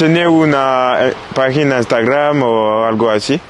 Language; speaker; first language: Spanish; non-native, learner; French